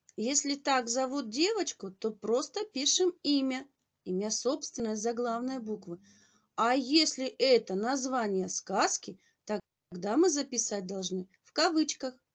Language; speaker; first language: Russian; native; Russian